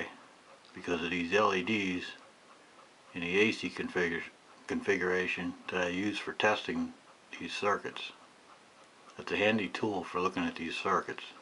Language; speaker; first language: English; native; English